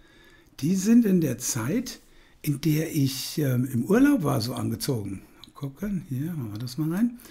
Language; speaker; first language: German; native; German